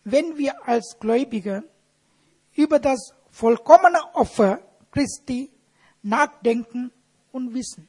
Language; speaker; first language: German; non-native, fluent; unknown